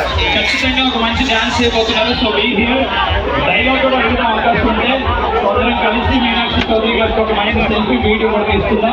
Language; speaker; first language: Telugu; native; Telugu